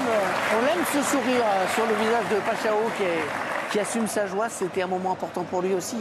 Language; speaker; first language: French; native; French